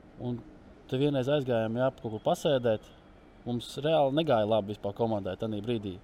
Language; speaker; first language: Latvian; native; Latvian